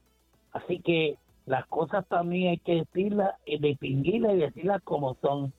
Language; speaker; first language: Spanish; native; Spanish